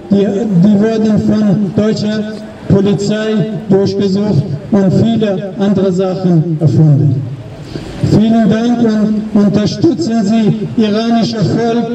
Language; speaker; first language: German; non-native, learner; Persian